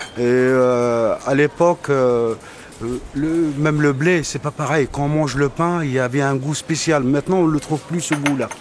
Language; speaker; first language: French; non-native, local second language; Arabic